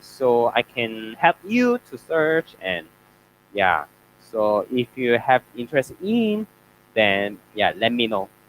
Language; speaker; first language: English; non-native, learner; Korean